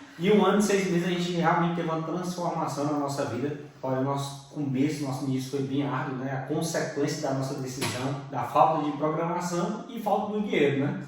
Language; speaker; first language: Portuguese; native; Portuguese